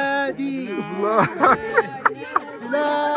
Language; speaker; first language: Russian; non-native, fluent; Arabic